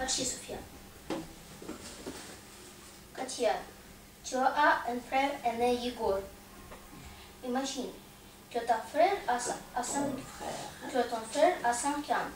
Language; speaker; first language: French; non-native, learner; Russian